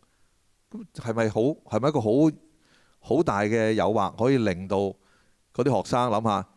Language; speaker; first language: Cantonese; native; Cantonese